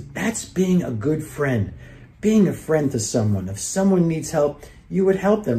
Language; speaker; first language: English; native; English